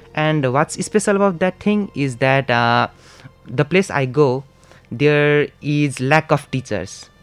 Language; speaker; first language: English; non-native, local second language; Nepali